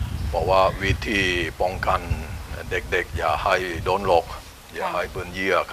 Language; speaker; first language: Thai; non-native, fluent; Indonesian